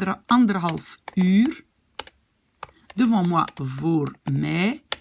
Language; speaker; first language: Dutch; non-native, fluent; French